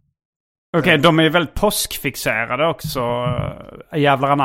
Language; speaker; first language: Swedish; native; Swedish